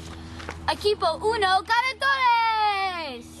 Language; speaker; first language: Spanish; non-native, learner; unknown